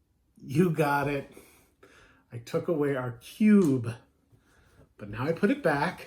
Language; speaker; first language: English; native; English